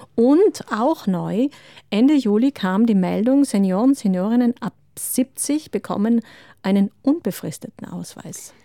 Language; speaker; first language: German; native; German